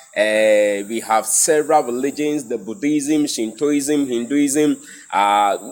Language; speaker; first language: English; non-native, local second language; Akan